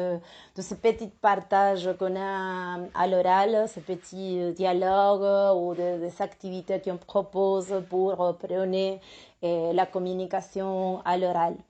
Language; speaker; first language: French; non-native, fluent; Spanish